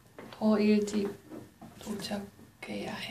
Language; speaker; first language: Korean; non-native, learner; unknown